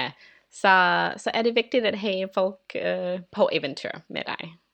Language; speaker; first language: Danish; non-native, learner; English